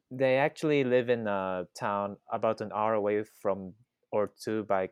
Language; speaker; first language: English; non-native, fluent; Thai